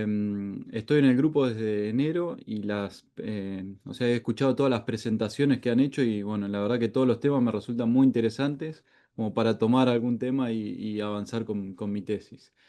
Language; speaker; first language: Spanish; native; Spanish